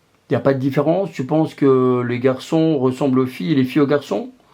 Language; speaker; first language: French; native; French